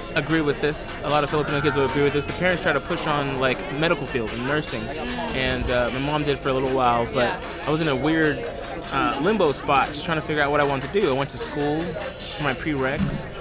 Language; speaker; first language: English; native; English